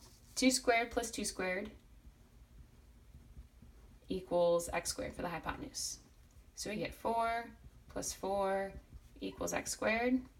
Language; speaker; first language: English; native; English